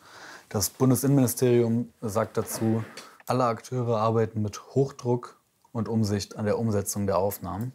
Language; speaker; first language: German; native; German